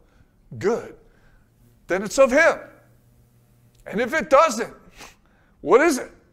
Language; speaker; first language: English; native; English